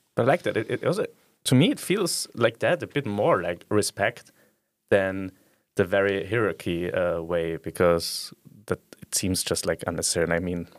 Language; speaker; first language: English; non-native, fluent; German